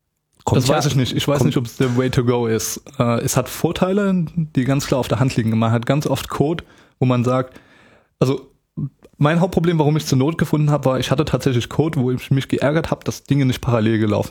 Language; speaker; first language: German; native; German